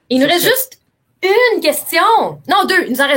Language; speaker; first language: French; native; French